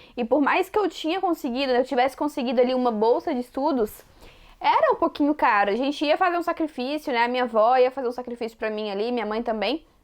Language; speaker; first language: Portuguese; native; Portuguese